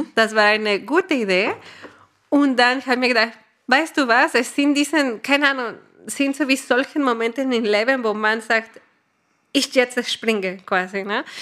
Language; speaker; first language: German; non-native, fluent; Spanish